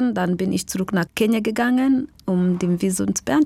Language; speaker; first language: German; non-native, learner; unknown